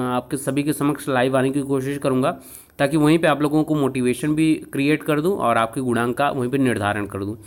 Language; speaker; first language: Hindi; native; Hindi